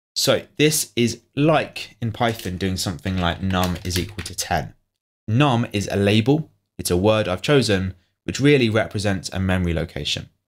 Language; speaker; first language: English; native; English